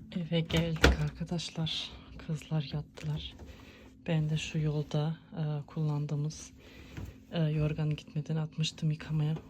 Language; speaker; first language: Turkish; early bilingual, heritage; Turkish